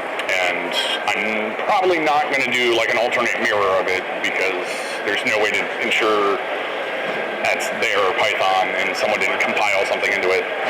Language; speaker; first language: English; native; English